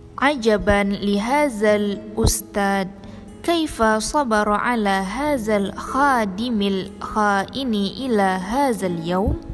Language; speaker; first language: Arabic; non-native, learner; Indonesian